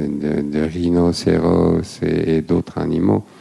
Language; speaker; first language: French; non-native, fluent; German